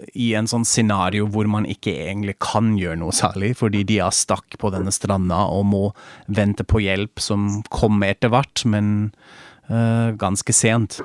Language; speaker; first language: Norwegian; non-native, fluent; German